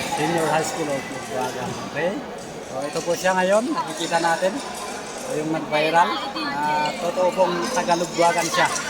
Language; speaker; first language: Filipino; non-native, local second language; Iloko